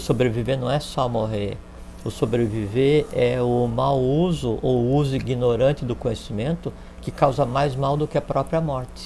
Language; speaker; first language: Portuguese; native; Portuguese